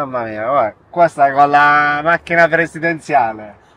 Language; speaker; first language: Italian; native; Italian